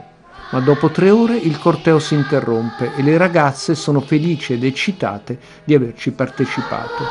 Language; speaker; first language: Italian; native; Italian